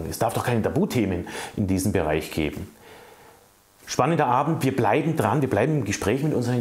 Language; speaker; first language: German; native; German